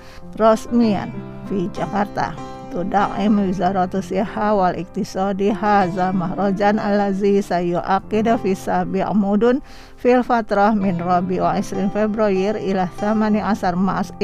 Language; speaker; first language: Arabic; non-native, fluent; Indonesian